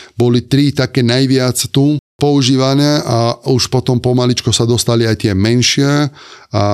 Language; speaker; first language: Slovak; non-native, fluent; Italian